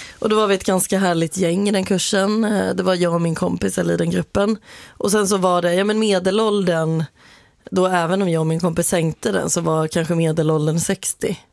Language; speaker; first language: Swedish; native; Swedish